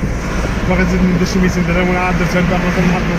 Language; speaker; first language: Arabic; native; Arabic